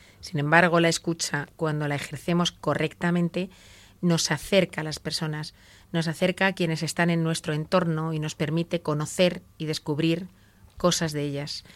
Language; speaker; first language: Spanish; native; Spanish